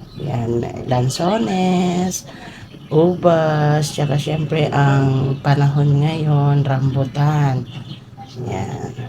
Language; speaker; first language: Filipino; non-native, local second language; Iloko